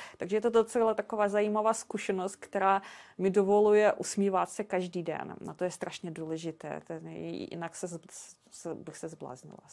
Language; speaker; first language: Czech; non-native, fluent; Russian